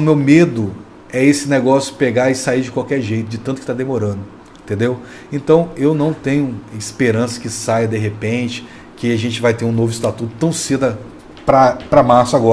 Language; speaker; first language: Portuguese; native; Portuguese